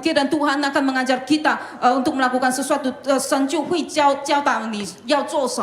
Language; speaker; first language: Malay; non-native, local second language; Chinese